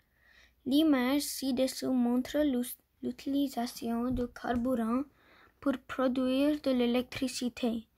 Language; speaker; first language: French; non-native, learner; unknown